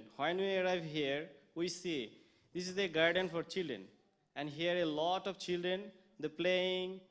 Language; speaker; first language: English; non-native, local second language; Bangla